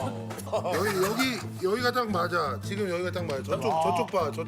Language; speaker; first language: Korean; native; Korean